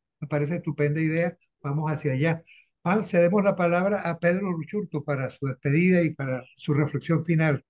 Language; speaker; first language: Spanish; native; Spanish